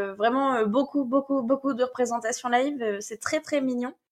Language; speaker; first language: French; native; French